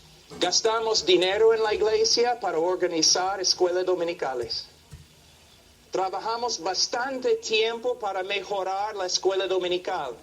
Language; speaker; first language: Spanish; non-native, fluent; English